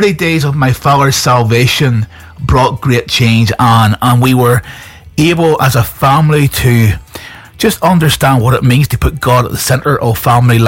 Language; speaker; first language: English; native; English